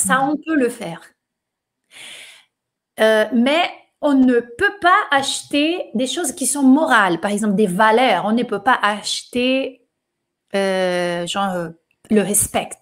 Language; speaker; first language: French; non-native, fluent; Portuguese